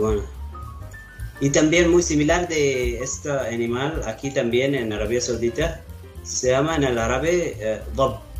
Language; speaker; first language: Spanish; non-native, learner; Arabic